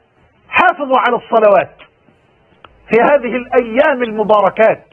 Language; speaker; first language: Arabic; native; Arabic